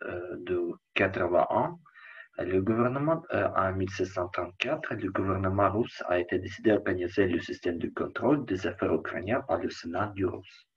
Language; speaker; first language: French; non-native, learner; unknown